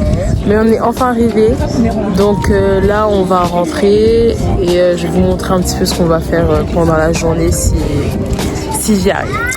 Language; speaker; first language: French; native; French